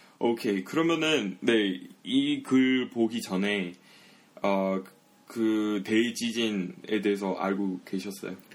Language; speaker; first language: Korean; early bilingual, heritage; English